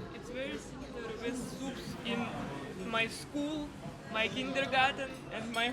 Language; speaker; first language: English; non-native, fluent; Russian